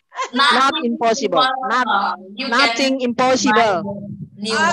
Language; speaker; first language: English; non-native, learner; Indonesian